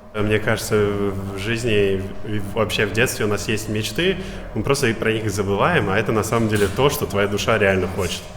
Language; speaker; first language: Russian; early bilingual, other home language; English